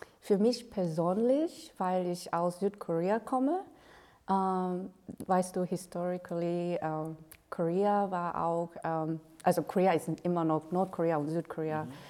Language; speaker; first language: German; non-native, learner; Korean